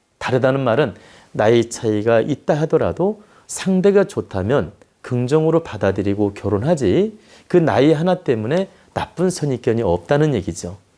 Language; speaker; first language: Korean; native; Korean